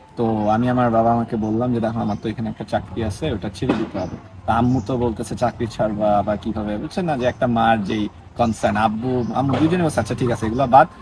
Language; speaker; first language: Bangla; early bilingual, heritage; Bangla